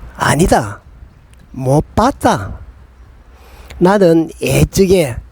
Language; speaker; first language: Korean; native; Korean